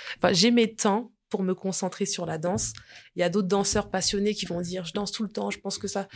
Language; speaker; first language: French; early bilingual, other home language; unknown